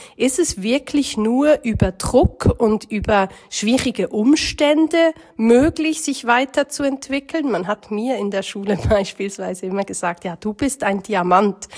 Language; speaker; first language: German; native; German